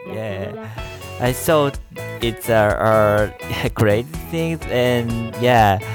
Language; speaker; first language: English; non-native, learner; Japanese